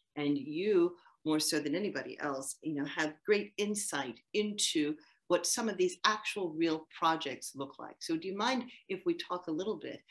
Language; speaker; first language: English; native; English